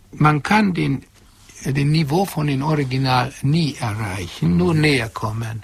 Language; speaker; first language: German; non-native, fluent; Hungarian